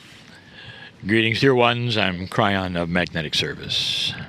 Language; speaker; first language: English; native; English